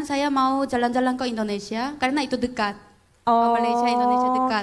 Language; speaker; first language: Indonesian; non-native, fluent; Korean